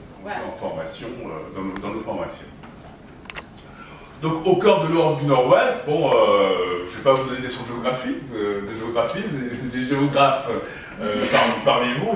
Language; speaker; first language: French; native; French